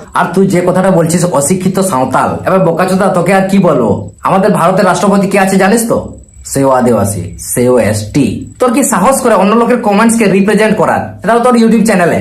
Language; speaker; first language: Bangla; non-native, local second language; Santali